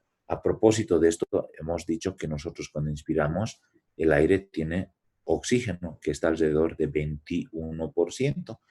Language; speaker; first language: Spanish; native; Spanish